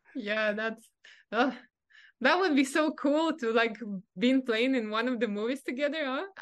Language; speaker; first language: English; non-native, fluent; Russian